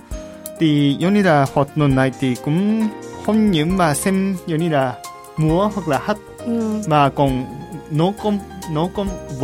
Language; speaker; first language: Vietnamese; non-native, fluent; Japanese